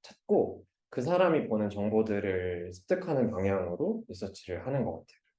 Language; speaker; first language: Korean; native; Korean